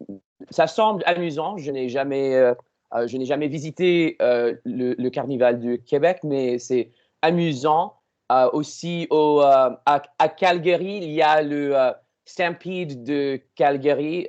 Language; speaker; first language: French; non-native, learner; English